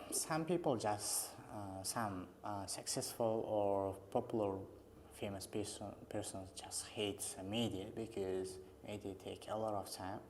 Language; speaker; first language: English; non-native, learner; Uzbek